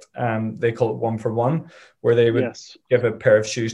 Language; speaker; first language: English; native; English